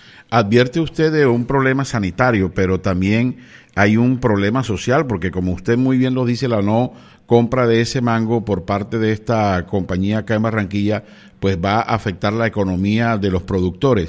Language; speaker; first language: Spanish; native; Spanish